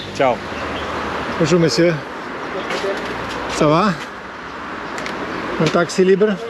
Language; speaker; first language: French; non-native, learner; Romanian